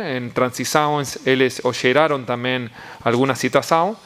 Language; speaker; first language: Portuguese; non-native, learner; Spanish